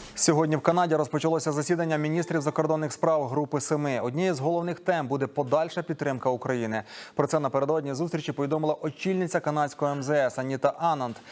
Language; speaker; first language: Ukrainian; native; Ukrainian